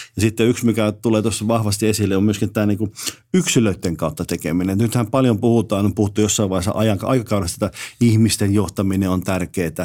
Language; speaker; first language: Finnish; native; Finnish